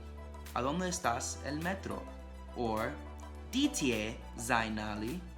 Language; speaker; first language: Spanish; non-native, learner; English